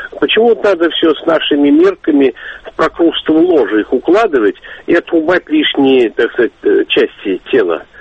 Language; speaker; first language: Russian; native; Russian